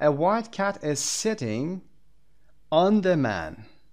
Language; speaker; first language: English; non-native, fluent; Persian